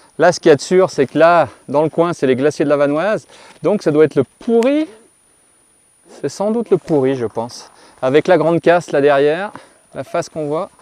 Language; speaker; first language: French; native; French